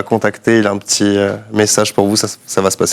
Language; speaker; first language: French; native; French